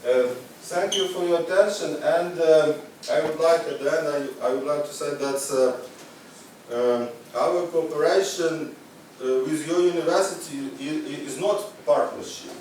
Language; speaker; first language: English; non-native, learner; Ukrainian